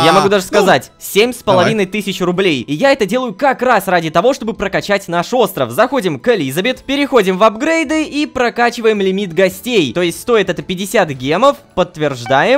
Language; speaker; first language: Russian; native; Russian